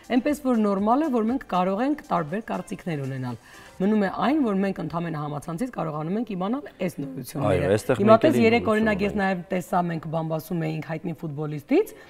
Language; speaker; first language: Armenian; native; Armenian